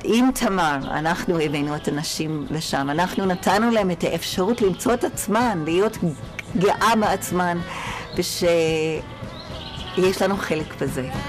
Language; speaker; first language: Hebrew; non-native, fluent; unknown